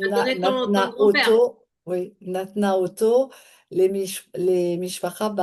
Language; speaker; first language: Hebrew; non-native, learner; French